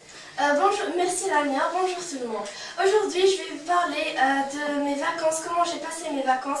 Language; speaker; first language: French; non-native, local second language; Arabic